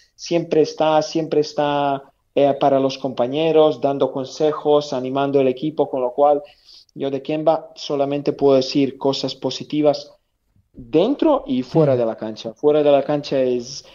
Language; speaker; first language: Spanish; non-native, fluent; Serbian